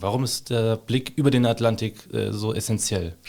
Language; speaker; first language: German; native; German